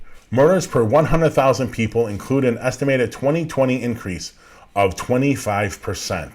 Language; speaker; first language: English; native; English